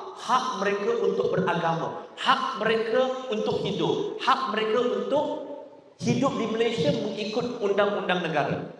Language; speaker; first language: Malay; non-native, local second language; Chinese